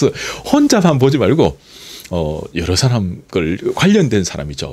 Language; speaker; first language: Korean; native; Korean